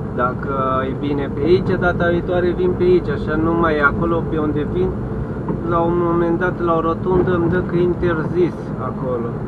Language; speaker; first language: Romanian; non-native, local second language; Hungarian